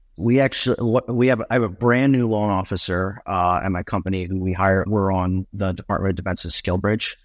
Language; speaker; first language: English; native; English